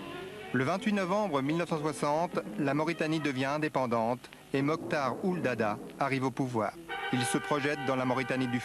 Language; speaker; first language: French; native; French